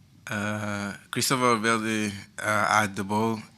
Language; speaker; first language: English; non-native, fluent; Portuguese